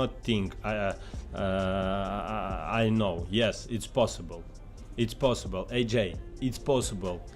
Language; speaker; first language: English; non-native, learner; Ukrainian